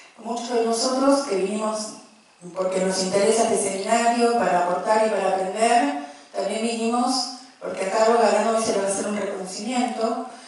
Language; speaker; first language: Spanish; native; Spanish